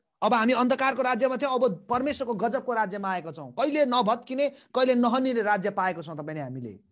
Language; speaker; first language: Nepali; native; Nepali